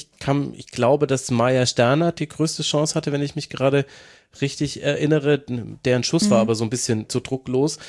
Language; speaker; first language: German; native; German